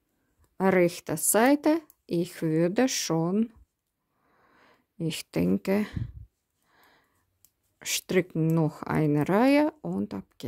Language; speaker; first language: German; non-native, learner; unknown